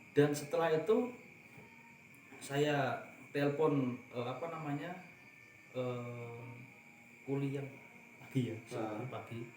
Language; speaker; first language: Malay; non-native, local second language; Javanese